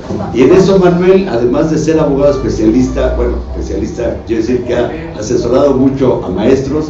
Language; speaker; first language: Spanish; native; Spanish